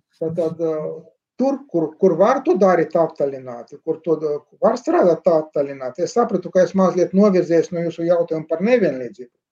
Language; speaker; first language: Latvian; non-native, local second language; Russian